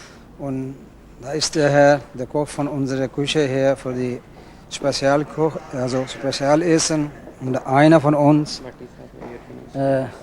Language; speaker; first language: German; non-native, fluent; Urdu